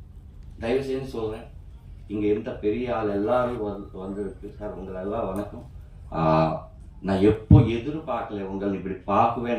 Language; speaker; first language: Tamil; non-native, learner; Telugu